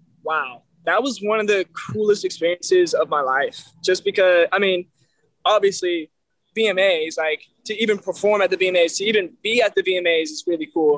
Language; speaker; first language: English; native; English